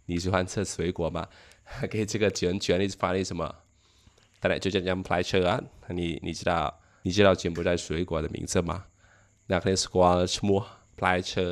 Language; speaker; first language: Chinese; non-native, learner; Khmer